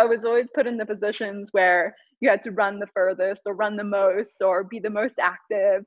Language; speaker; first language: English; native; English